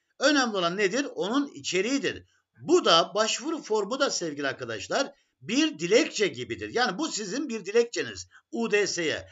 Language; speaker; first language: Turkish; native; Turkish